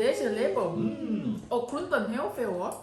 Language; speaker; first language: Dutch; non-native, learner; Thai